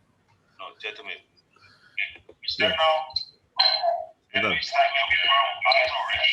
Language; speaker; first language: English; non-native, learner; Indonesian